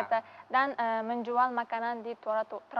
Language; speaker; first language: Indonesian; non-native, learner; Uzbek